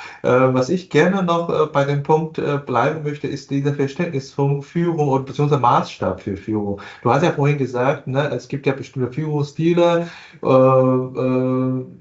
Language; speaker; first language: German; non-native, fluent; Chinese